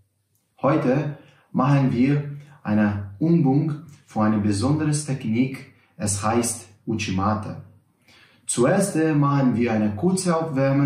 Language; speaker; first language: German; non-native, learner; Portuguese